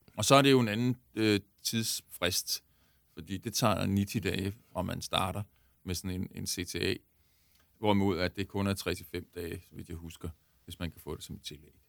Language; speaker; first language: Danish; native; Danish